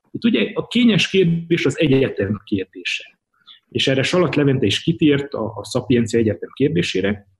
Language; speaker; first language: Hungarian; native; Hungarian